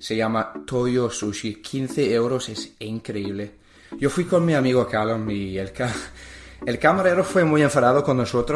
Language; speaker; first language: Spanish; non-native, learner; English